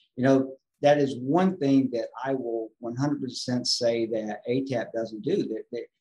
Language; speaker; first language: English; native; English